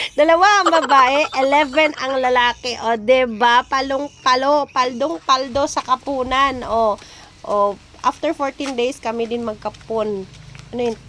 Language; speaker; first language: Filipino; non-native, local second language; Cebuano